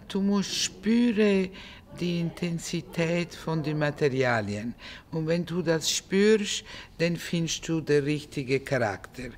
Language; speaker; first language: German; non-native, fluent; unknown